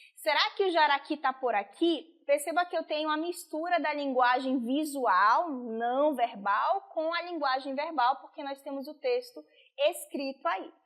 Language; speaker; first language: Portuguese; native; Portuguese